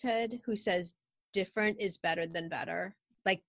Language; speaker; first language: English; native; English